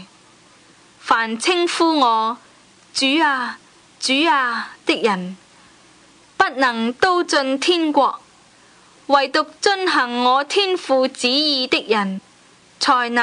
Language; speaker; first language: Cantonese; native; Cantonese